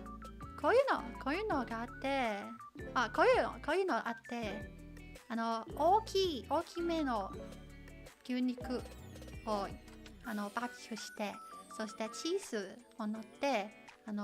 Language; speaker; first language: Japanese; non-native, learner; Chinese